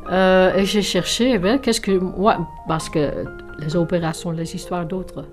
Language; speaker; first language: French; non-native, fluent; Dutch